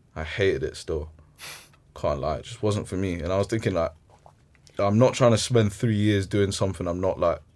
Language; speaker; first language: English; early bilingual, other home language; Arabic